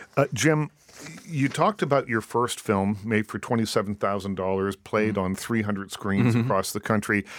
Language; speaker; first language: English; native; English